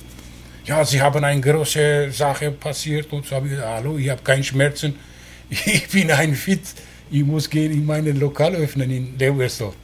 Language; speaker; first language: German; non-native, learner; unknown